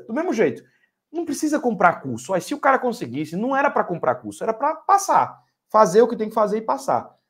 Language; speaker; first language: Portuguese; native; Portuguese